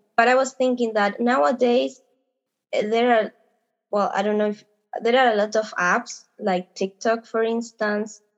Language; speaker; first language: English; non-native, fluent; Spanish